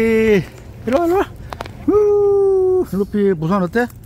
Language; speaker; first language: Korean; native; Korean